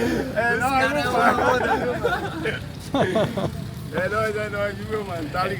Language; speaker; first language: Portuguese; native; Portuguese